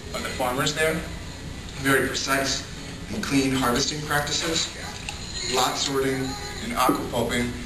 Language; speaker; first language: English; native; English